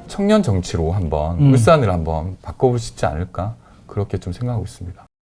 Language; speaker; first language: Korean; native; Korean